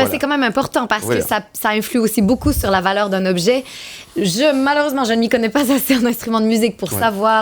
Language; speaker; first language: French; native; French